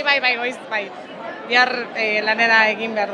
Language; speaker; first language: Basque; non-native, learner; Spanish